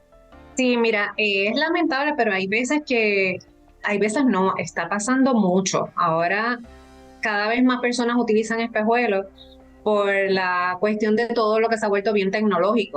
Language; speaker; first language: Spanish; native; Spanish